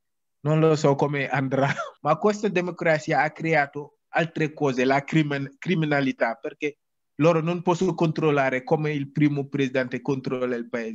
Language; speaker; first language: Italian; non-native, learner; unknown